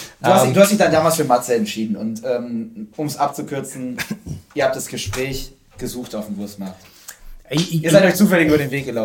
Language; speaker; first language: German; native; German